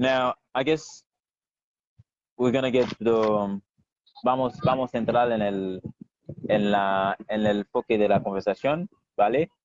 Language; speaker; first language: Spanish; non-native, fluent; Haitian Creole